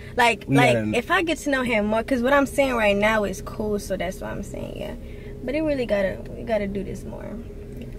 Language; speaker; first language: English; native; English